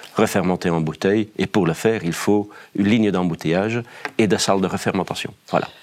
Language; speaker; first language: French; non-native, fluent; Dutch